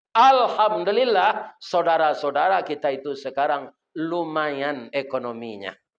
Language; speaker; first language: Malay; non-native, local second language; Minangkabau